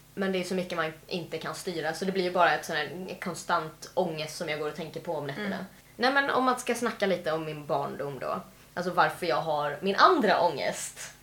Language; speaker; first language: Swedish; native; Swedish